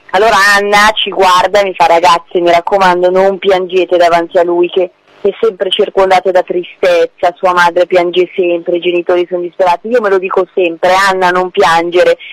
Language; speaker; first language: Italian; non-native, fluent; English